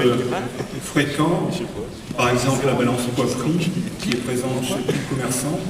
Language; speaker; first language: French; native; French